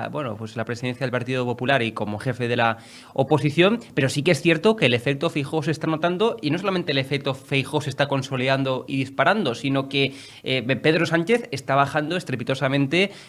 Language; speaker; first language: Spanish; native; Spanish